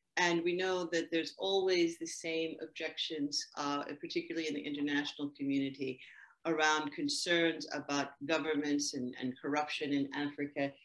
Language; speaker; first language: English; native; English